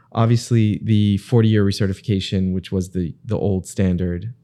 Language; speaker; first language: English; native; English